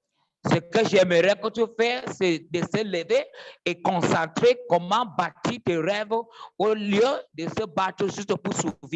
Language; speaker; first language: French; non-native, fluent; English